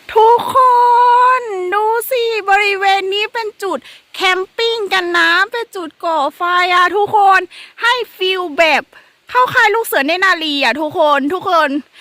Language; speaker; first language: Thai; native; Thai